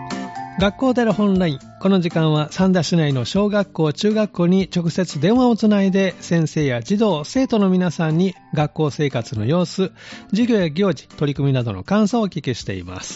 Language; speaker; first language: Japanese; native; Japanese